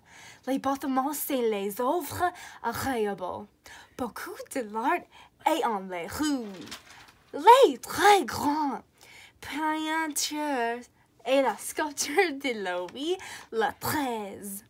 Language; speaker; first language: French; non-native, learner; English